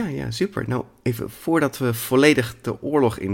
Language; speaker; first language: Dutch; native; Dutch